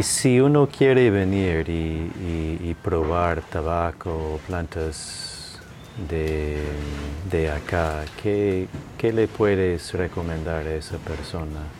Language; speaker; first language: Spanish; non-native, fluent; English